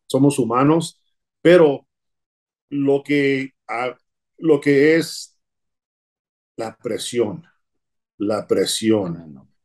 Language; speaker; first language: Spanish; early bilingual, heritage; Spanish